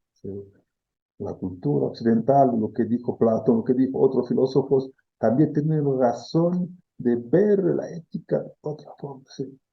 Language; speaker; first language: Spanish; non-native, fluent; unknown